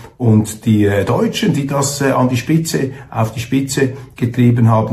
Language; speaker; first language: German; native; German